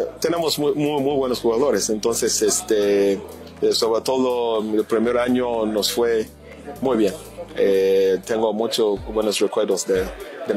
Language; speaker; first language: Spanish; non-native, fluent; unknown